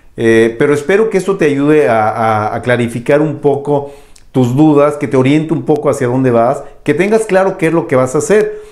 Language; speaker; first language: Spanish; native; Spanish